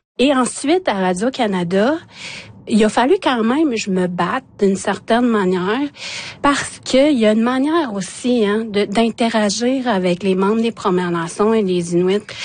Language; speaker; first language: French; non-native, local second language; Innu-aimun